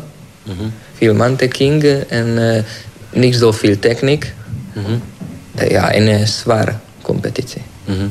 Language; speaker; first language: Dutch; non-native, learner; Hungarian